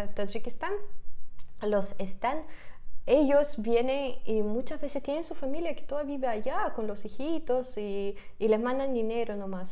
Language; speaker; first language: Spanish; non-native, fluent; Russian